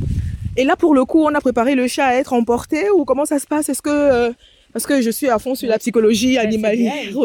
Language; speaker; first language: French; native; French